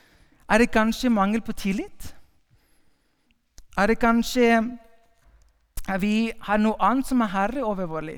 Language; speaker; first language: Norwegian; non-native, fluent; Spanish